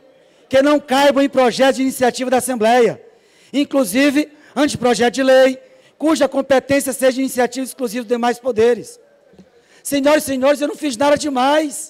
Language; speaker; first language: Portuguese; native; Portuguese